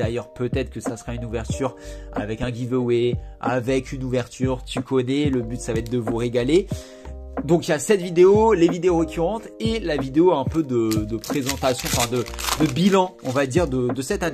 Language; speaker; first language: French; native; French